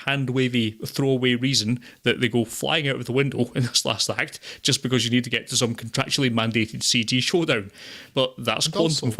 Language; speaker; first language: English; native; English